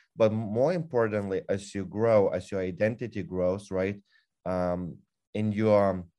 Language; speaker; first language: English; non-native, fluent; Lithuanian